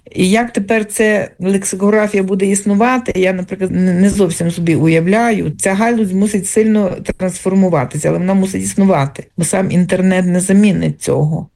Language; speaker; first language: Ukrainian; native; Ukrainian